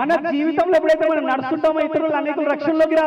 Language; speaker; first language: Telugu; native; Telugu